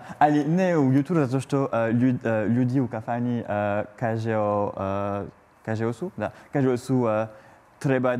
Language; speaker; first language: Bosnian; non-native, learner; French